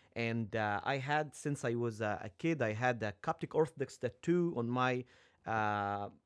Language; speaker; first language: English; non-native, fluent; Arabic